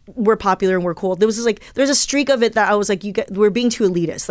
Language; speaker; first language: English; early bilingual, other home language; Chinese